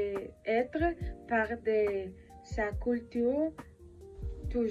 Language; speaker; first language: French; non-native, learner; Spanish